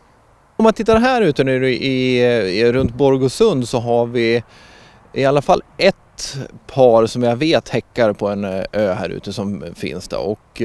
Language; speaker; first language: Swedish; native; Swedish